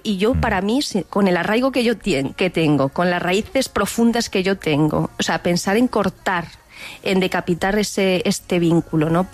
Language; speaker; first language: Spanish; native; Spanish